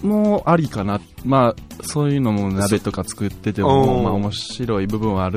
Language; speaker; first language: Japanese; native; Japanese